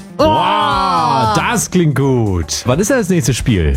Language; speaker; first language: German; native; German